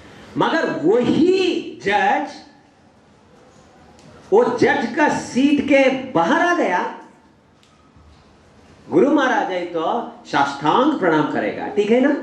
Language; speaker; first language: Hindi; non-native, learner; English